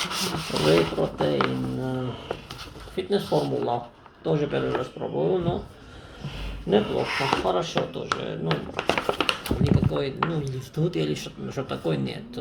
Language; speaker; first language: Russian; non-native, fluent; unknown